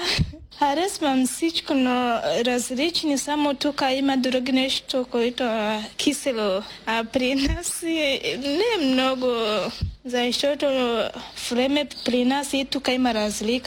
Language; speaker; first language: Bulgarian; non-native, learner; Swahili